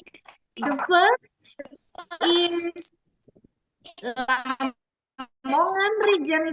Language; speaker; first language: English; non-native, fluent; Indonesian